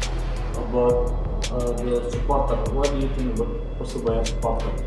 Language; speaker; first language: English; non-native, learner; Indonesian